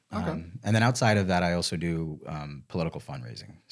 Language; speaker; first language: English; native; English